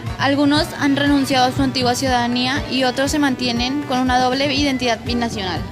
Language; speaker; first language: Spanish; native; Spanish